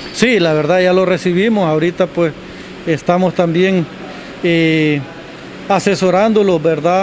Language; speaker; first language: Spanish; native; Spanish